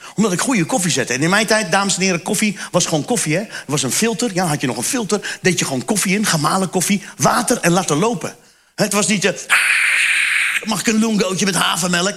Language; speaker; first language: Dutch; early bilingual, other home language; Turkish